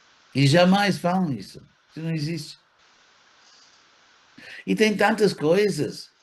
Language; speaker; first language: Portuguese; non-native, fluent; English